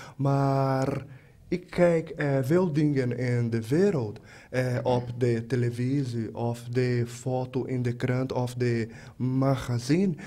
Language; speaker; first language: Dutch; non-native, learner; Portuguese